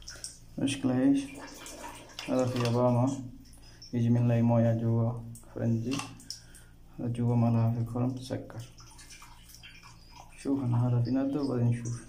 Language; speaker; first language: Arabic; non-native, learner; Urdu